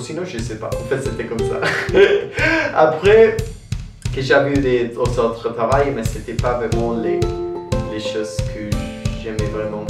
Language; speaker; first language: French; non-native, learner; Italian